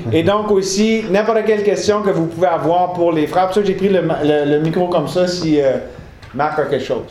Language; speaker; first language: French; native; French